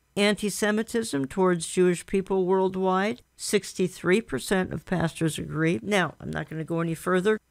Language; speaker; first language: English; native; English